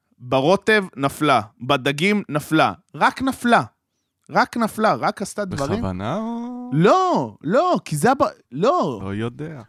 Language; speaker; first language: Hebrew; native; Hebrew